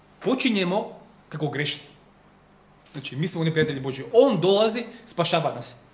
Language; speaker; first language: Serbian; non-native, fluent; Macedonian